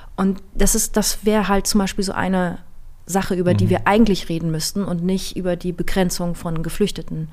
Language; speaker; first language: German; early bilingual, other home language; Persian